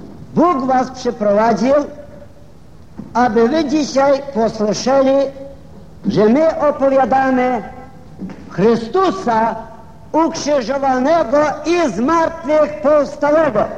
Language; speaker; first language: Polish; non-native, fluent; Ukrainian